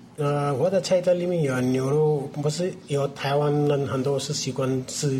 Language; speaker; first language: Chinese; non-native, learner; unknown